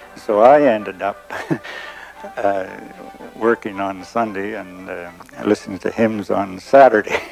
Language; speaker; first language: English; native; English